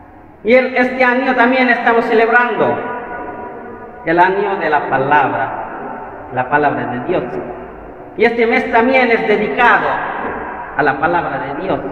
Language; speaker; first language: Spanish; non-native, fluent; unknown